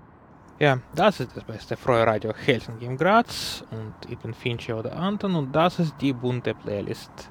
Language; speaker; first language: German; non-native, learner; Ukrainian